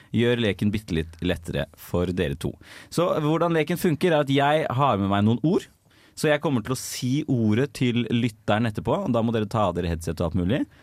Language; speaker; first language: Norwegian; native; Norwegian